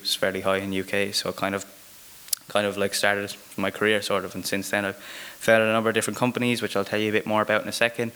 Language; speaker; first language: English; native; English